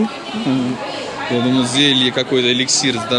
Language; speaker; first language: Russian; native; Russian